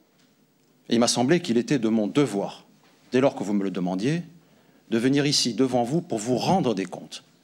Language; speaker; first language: French; native; French